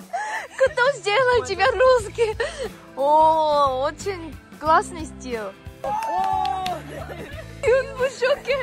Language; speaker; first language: Russian; non-native, fluent; Korean